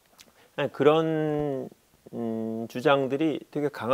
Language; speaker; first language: Korean; native; Korean